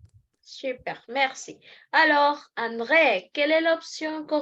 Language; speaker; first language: French; non-native, fluent; Spanish